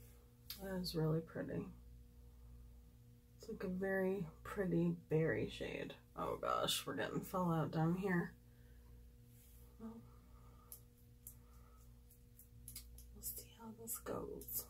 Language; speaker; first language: English; native; English